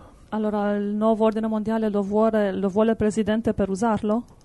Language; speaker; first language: Italian; native; Italian